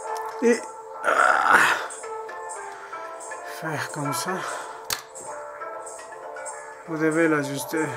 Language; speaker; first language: French; non-native, learner; Spanish